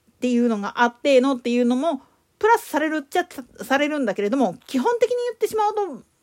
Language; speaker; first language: Japanese; native; Japanese